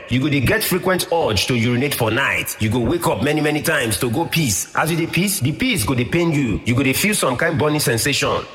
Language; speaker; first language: Nigerian Pidgin; native; Nigerian Pidgin